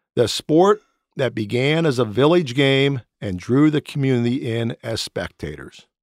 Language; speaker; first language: English; native; English